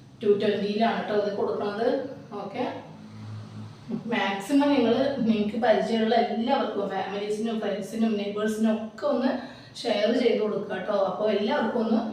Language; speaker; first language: Malayalam; native; Malayalam